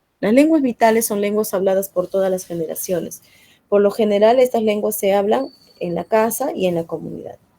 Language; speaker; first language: Spanish; non-native, local second language; Quechua